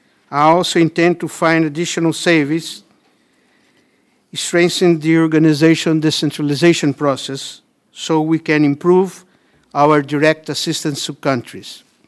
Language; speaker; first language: English; non-native, fluent; Portuguese